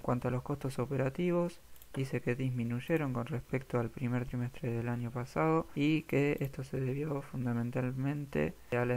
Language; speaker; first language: Spanish; native; Spanish